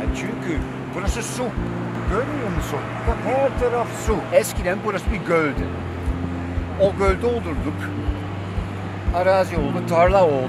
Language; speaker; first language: Turkish; non-native, fluent; Dutch